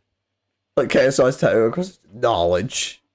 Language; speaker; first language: English; native; English